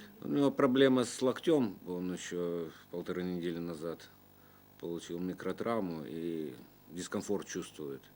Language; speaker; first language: Russian; native; Russian